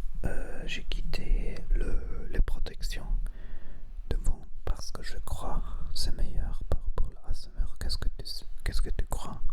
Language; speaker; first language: French; non-native, learner; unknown